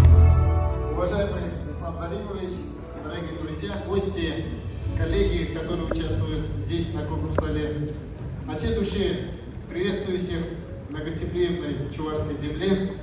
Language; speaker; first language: Russian; native; Russian